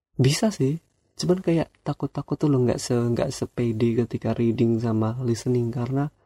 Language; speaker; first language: Indonesian; non-native, local second language; Javanese